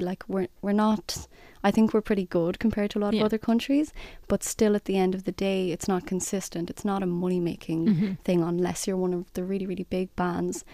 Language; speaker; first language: English; native; English